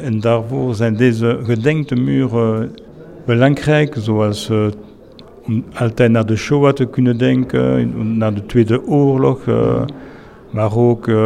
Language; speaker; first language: Dutch; non-native, local second language; French